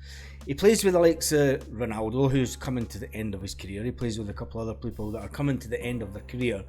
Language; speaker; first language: English; native; English